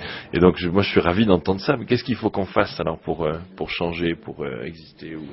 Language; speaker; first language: French; native; French